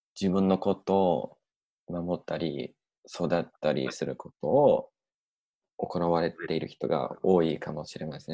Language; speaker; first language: Japanese; non-native, learner; English